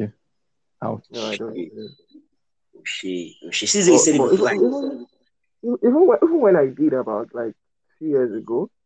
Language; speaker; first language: English; non-native, local second language; Yoruba